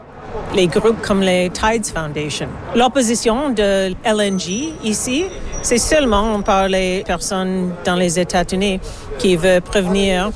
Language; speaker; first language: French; non-native, learner; English